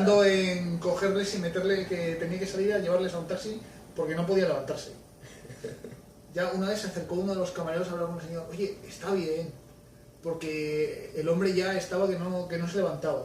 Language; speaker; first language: Spanish; native; Spanish